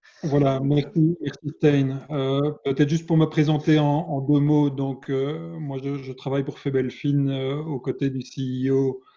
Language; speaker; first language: French; native; French